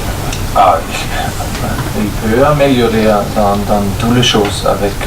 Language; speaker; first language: French; non-native, fluent; German